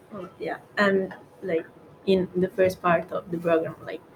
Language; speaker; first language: English; non-native, fluent; Italian